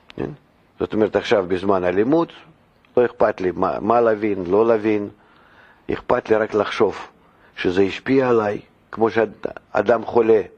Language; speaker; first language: Hebrew; non-native, fluent; Russian